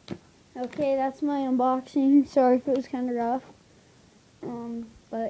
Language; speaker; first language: English; native; English